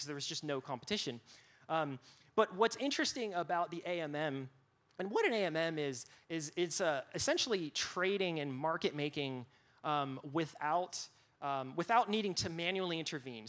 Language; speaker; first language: English; native; English